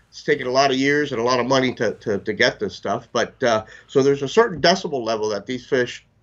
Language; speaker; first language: English; native; English